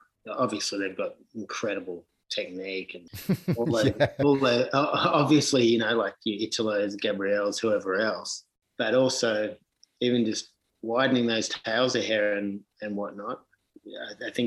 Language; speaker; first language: English; native; English